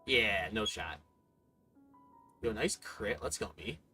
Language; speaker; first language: English; native; English